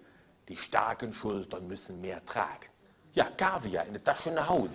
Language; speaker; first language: German; native; German